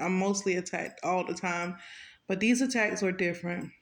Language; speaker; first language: English; native; English